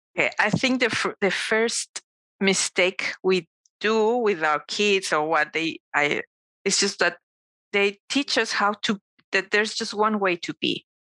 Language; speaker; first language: English; non-native, fluent; Spanish